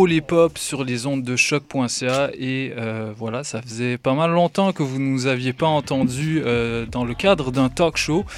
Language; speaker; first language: French; native; French